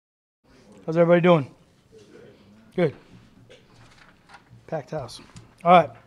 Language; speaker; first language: English; native; English